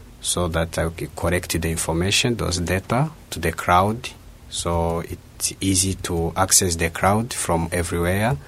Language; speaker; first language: English; non-native, local second language; Kinyarwanda